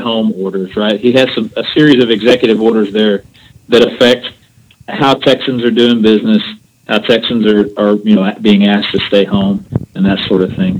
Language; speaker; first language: English; native; English